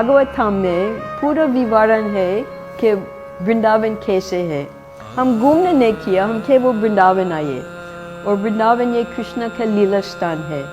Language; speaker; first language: Hindi; non-native, fluent; English